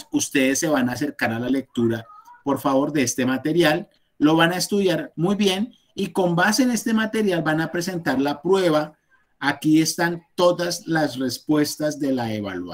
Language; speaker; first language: Spanish; native; Spanish